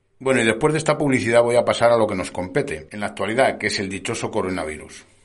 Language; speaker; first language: Spanish; native; Spanish